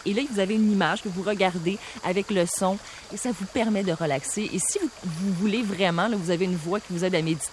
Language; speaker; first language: French; native; French